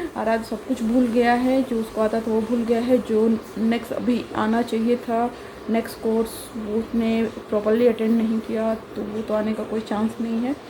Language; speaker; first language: Hindi; native; Hindi